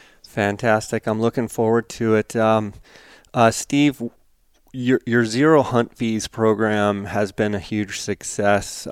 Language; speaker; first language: English; native; English